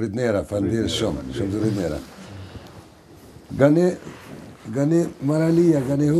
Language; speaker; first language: Albanian; native; Albanian